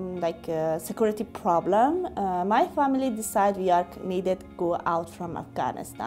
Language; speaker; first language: English; non-native, learner; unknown